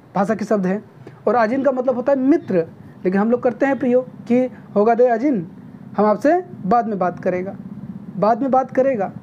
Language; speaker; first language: Hindi; non-native, local second language; Nepali